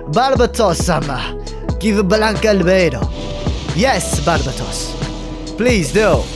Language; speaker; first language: English; non-native, local second language; Filipino